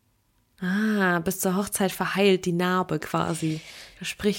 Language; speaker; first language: German; early bilingual, other home language; Russian